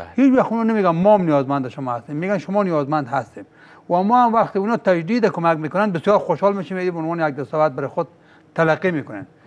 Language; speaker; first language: Persian; native; Persian